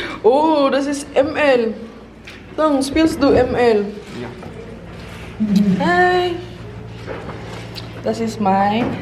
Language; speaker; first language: German; non-native, learner; Filipino